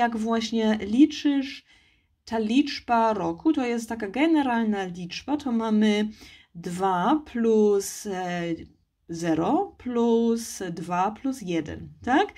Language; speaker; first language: Polish; early bilingual, heritage; Polish